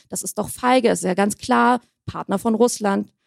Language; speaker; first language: German; early bilingual, other home language; Armenian